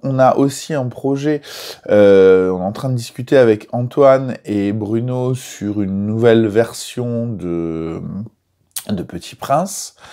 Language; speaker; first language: French; native; French